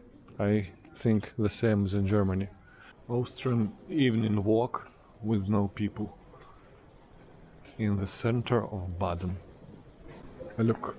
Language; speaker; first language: English; non-native, fluent; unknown